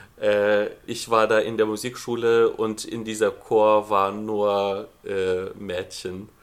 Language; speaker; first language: German; non-native, fluent; Lithuanian